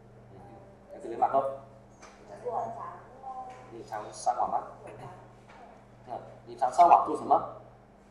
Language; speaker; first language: Chinese; non-native, fluent; Vietnamese